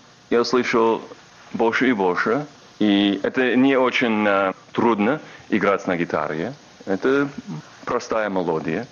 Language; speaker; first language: Russian; non-native, learner; English